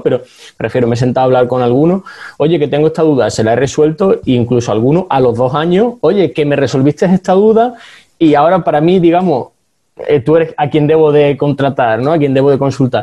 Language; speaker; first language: Spanish; native; Spanish